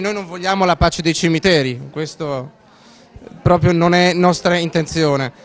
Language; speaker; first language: Italian; native; Italian